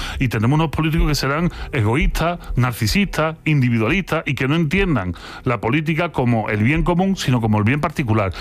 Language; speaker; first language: Spanish; native; Spanish